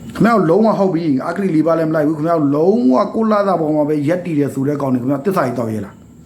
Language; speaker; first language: Burmese; native; Burmese